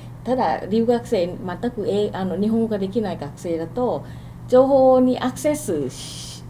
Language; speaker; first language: Japanese; non-native, fluent; Thai